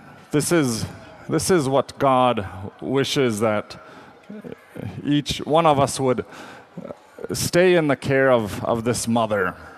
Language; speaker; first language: English; native; English